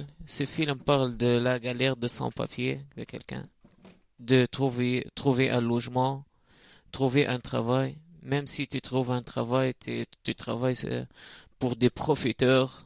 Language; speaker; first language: French; non-native, learner; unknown